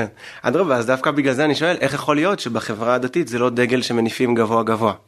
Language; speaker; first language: Hebrew; native; Hebrew